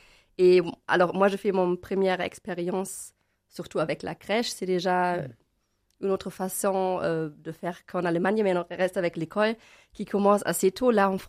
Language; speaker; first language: French; non-native, learner; German